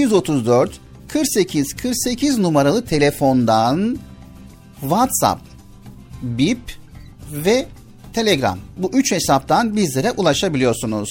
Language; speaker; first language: Turkish; native; Turkish